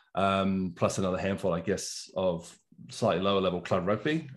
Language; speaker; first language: English; native; English